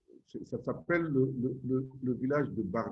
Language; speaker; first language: French; non-native, local second language; Wolof